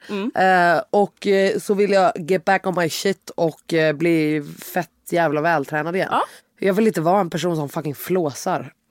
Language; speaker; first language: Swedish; native; Swedish